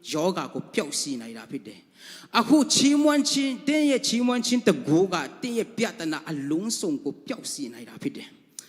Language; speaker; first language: Burmese; non-native, local second language; Tedim Chin